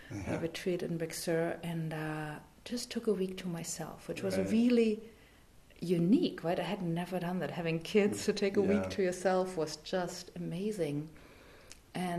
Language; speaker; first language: English; non-native, fluent; German